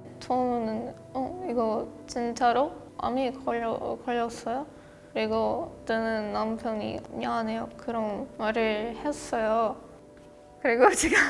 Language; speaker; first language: Korean; non-native, learner; Russian